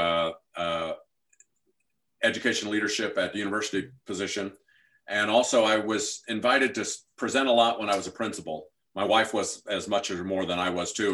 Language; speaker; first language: English; native; English